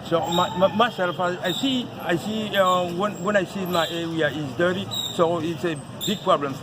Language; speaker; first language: English; non-native, learner; Haitian Creole